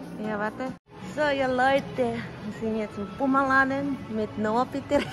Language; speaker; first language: German; non-native, learner; Filipino